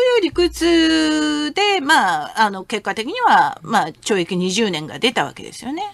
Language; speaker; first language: Japanese; non-native, fluent; Korean